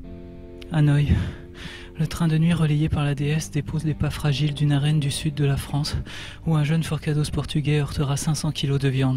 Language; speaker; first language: French; native; French